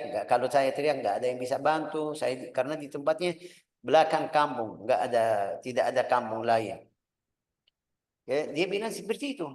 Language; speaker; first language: Indonesian; non-native, fluent; Arabic